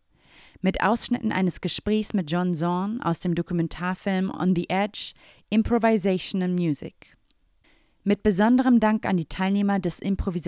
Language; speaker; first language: German; native; German